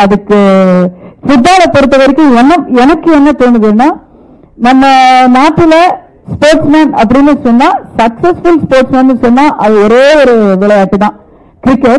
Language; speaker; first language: Tamil; native; Tamil